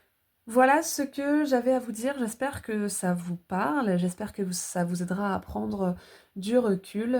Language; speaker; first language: French; native; French